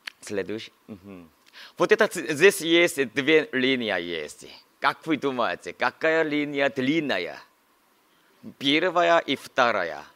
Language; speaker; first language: Russian; non-native, learner; Korean